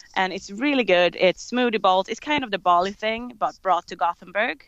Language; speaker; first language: English; non-native, fluent; Swedish